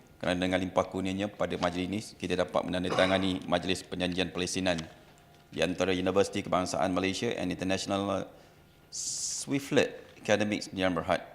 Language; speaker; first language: Malay; native; Malay